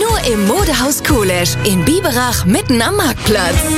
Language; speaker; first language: German; native; German